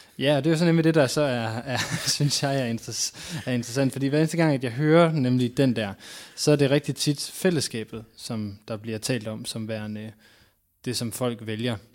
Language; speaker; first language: Danish; native; Danish